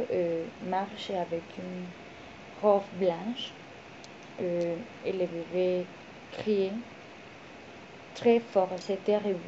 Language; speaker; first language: French; non-native, learner; Spanish